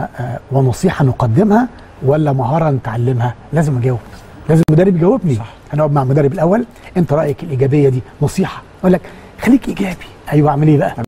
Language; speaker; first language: Egyptian Arabic; native; Egyptian Arabic